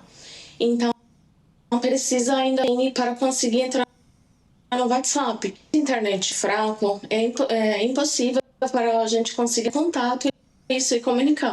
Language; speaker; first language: Portuguese; non-native, learner; Persian